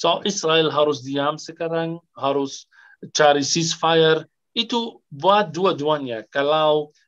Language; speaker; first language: Indonesian; non-native, fluent; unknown